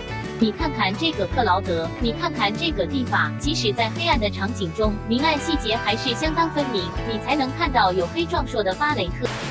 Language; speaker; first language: Chinese; native; Chinese